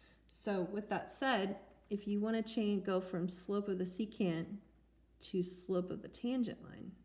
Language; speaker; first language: English; native; English